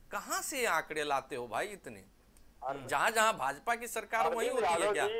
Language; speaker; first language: Hindi; native; Hindi